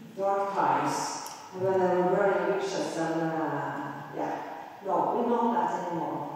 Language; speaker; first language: English; non-native, fluent; Norwegian